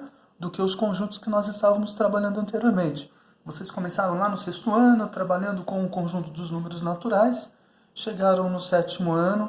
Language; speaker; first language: Portuguese; native; Portuguese